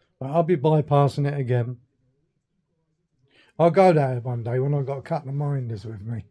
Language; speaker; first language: English; native; English